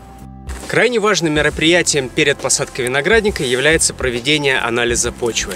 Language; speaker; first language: Russian; native; Russian